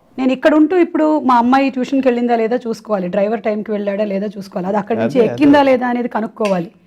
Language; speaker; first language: Telugu; non-native, local second language; Malayalam